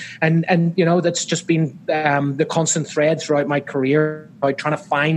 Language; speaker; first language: English; native; English